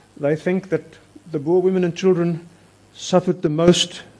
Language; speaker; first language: English; non-native, local second language; Afrikaans